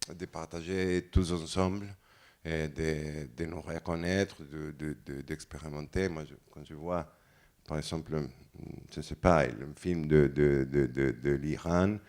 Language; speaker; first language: French; non-native, fluent; Spanish